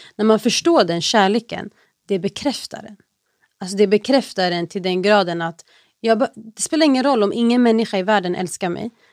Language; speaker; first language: Swedish; early bilingual, other home language; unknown